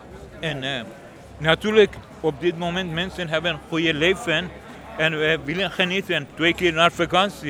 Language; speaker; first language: Dutch; non-native, learner; Persian